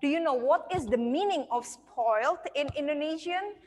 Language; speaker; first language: English; non-native, fluent; Indonesian